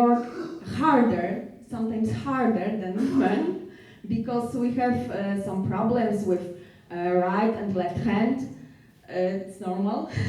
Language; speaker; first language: English; non-native, learner; Polish